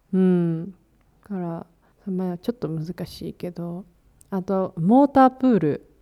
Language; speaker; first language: Japanese; native; Japanese